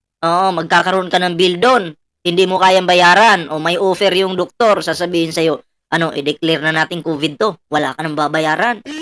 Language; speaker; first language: Filipino; non-native, local second language; Cebuano